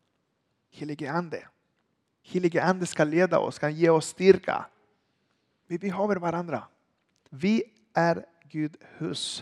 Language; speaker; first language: Swedish; non-native, learner; Spanish